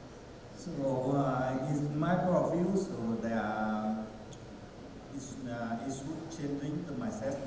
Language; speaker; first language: English; non-native, learner; Vietnamese